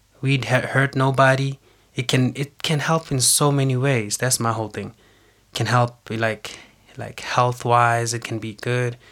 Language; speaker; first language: English; non-native, local second language; Zulu